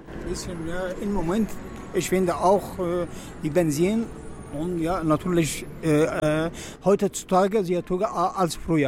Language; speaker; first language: German; non-native, learner; Arabic